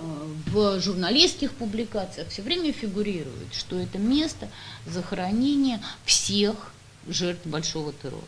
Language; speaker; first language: Russian; native; Russian